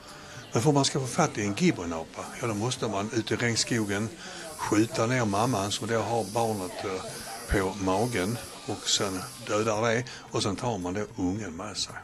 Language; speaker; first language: Swedish; native; Swedish